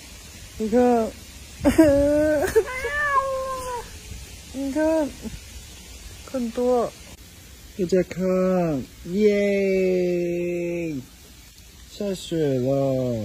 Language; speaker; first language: Chinese; non-native, learner; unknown